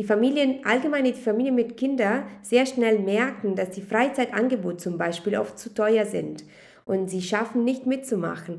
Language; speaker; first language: German; non-native, fluent; Italian